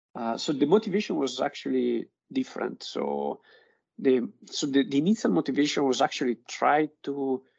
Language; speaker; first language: English; non-native, fluent; Italian